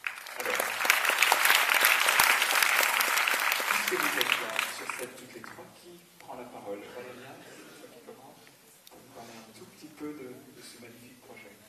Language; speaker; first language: French; native; French